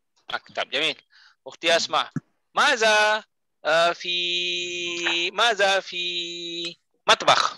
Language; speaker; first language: Arabic; non-native, fluent; Malay